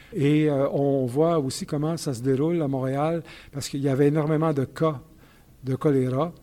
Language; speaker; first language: French; native; French